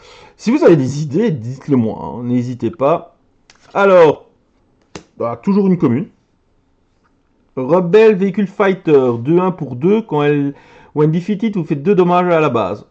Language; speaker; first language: French; native; French